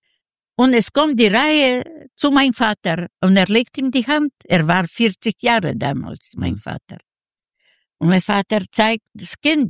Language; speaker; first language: German; non-native, learner; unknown